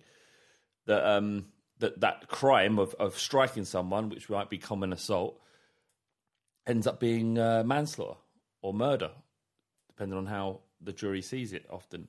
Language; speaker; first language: English; native; English